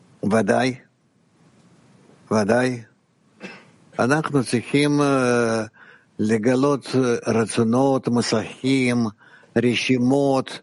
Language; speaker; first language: Hebrew; non-native, fluent; Russian